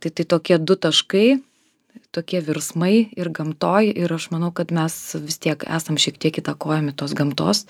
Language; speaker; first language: Lithuanian; native; Lithuanian